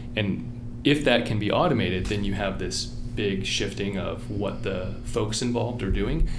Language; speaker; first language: English; native; English